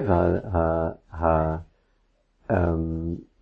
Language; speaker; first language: Hebrew; non-native, learner; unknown